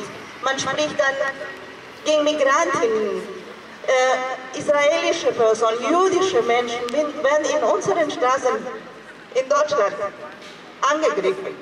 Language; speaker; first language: German; non-native, fluent; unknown